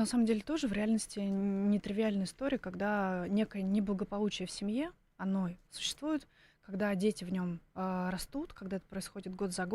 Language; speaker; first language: Russian; native; Russian